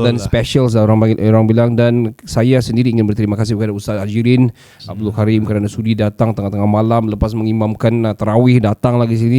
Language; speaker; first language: Malay; native; Malay